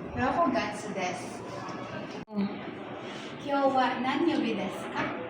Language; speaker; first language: Japanese; non-native, learner; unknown